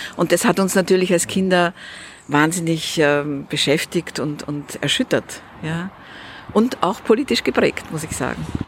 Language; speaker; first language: German; early bilingual, other home language; Russian